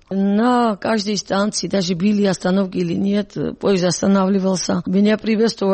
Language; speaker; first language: Russian; non-native, local second language; Georgian